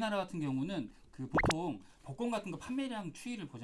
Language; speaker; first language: Korean; native; Korean